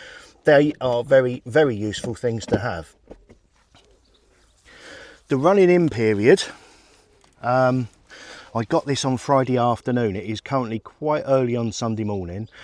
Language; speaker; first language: English; native; English